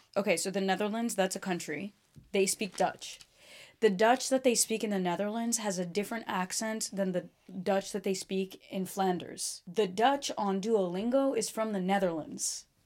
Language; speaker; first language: English; early bilingual, other home language; Portuguese